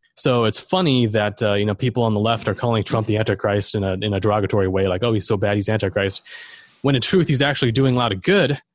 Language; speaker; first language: English; non-native, fluent; German